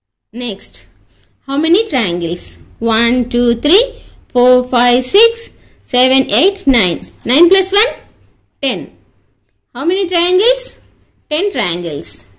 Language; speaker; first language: English; non-native, local second language; Telugu